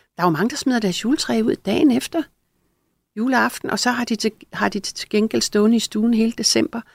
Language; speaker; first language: Danish; native; Danish